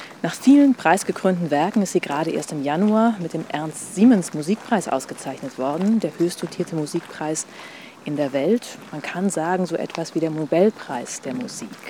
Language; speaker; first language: German; native; German